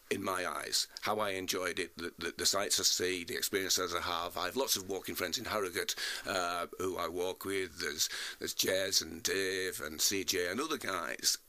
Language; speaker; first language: English; native; English